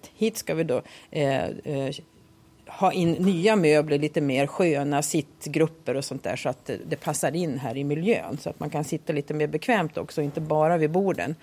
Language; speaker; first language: Swedish; native; Swedish